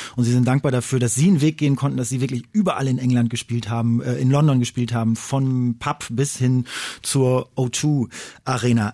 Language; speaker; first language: German; native; German